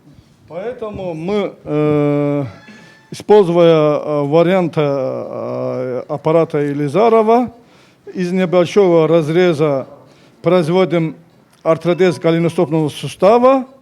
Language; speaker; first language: Russian; native; Russian